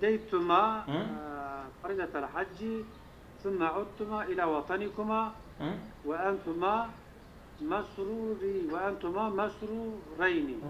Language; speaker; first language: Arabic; non-native, learner; Turkish